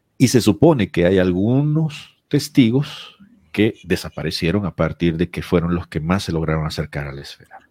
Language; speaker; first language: Spanish; native; Spanish